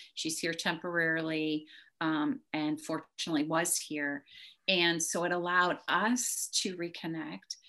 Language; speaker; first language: English; native; English